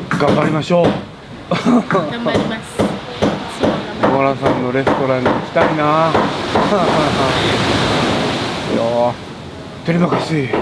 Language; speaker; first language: Japanese; non-native, fluent; Indonesian